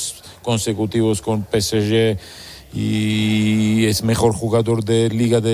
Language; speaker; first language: Spanish; non-native, learner; Georgian